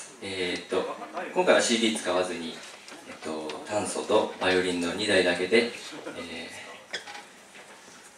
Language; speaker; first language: Japanese; early bilingual, other home language; Korean